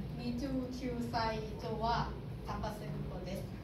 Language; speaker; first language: Japanese; non-native, learner; Thai